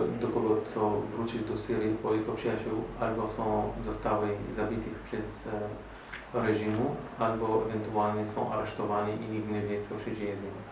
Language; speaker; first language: Polish; non-native, learner; Arabic